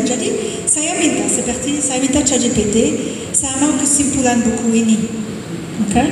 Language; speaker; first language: Indonesian; non-native, fluent; English